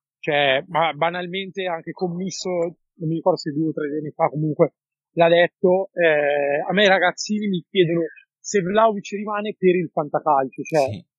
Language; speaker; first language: Italian; native; Italian